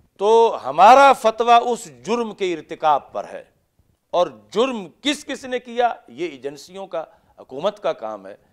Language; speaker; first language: Urdu; native; Urdu